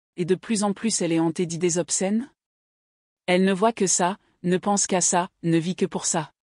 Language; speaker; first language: French; native; French